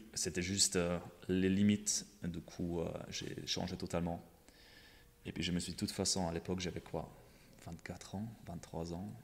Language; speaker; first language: French; non-native, fluent; German